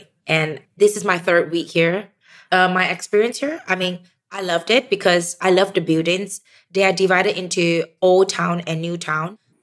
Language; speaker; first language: English; non-native, local second language; Chinese